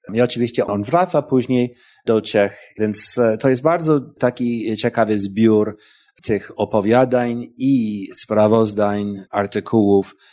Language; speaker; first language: Polish; non-native, fluent; English